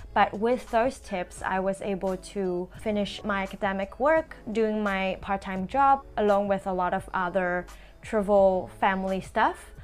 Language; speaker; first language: English; non-native, fluent; Chinese